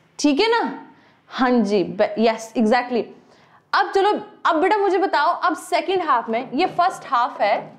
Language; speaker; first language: Hindi; native; Hindi